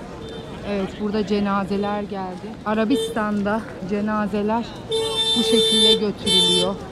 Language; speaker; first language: Turkish; native; Turkish